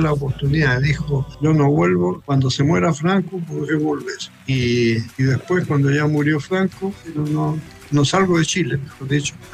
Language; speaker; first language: Spanish; non-native, fluent; French